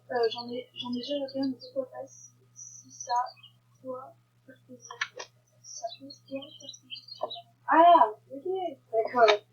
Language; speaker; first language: French; native; French